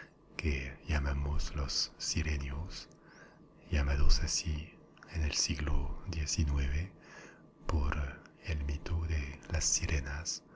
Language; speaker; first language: Spanish; non-native, fluent; French